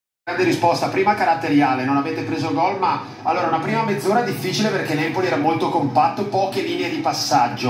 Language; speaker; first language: Italian; native; Italian